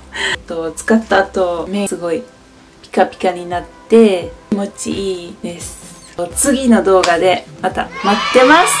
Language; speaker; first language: Japanese; non-native, fluent; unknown